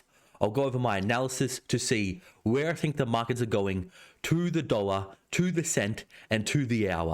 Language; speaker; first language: English; native; English